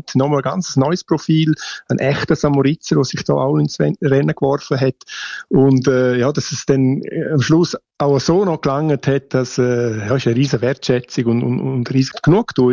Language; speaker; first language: German; native; German